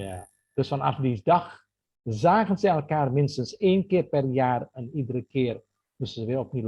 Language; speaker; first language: Dutch; non-native, fluent; Indonesian